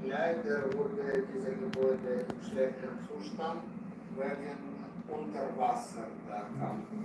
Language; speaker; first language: German; non-native, learner; Ukrainian